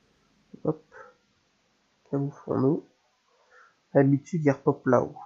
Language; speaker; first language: French; native; French